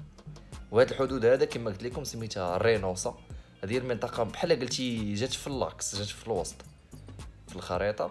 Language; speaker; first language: Arabic; native; Arabic